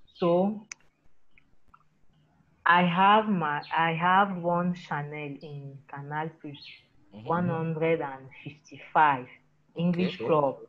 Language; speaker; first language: English; non-native, learner; French